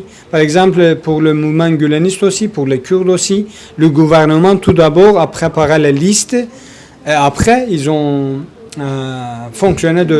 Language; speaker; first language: French; non-native, learner; Kurdish